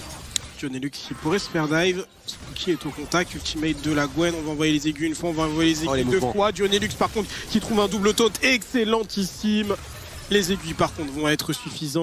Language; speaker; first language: French; native; French